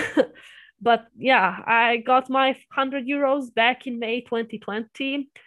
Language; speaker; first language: English; early bilingual, other home language; Serbian